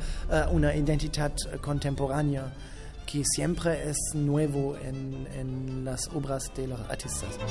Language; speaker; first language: Spanish; non-native, learner; German